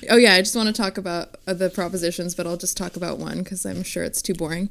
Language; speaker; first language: English; native; English